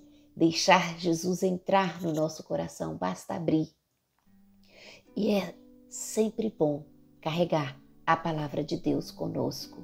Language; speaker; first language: Portuguese; native; Portuguese